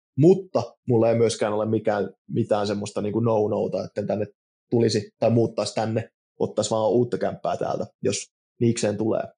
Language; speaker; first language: Finnish; native; Finnish